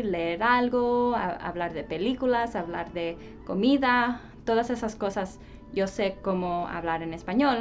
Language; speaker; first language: Spanish; early bilingual, heritage; English